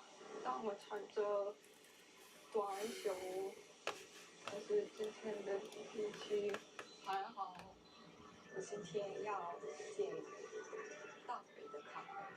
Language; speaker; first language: Chinese; non-native, learner; Korean